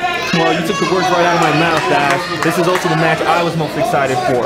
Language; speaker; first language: English; native; English